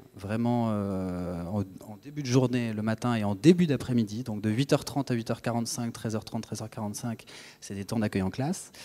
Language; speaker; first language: French; native; French